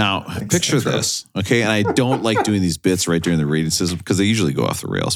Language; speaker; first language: English; native; English